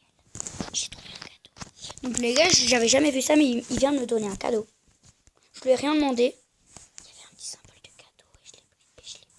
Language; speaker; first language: French; native; French